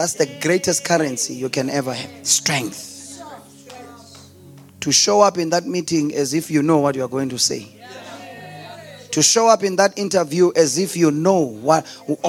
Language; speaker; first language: English; non-native, local second language; Zulu